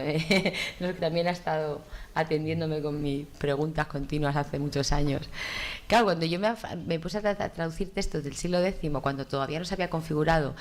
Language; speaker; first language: Spanish; native; Spanish